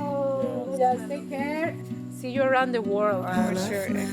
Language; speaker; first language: English; non-native, fluent; Spanish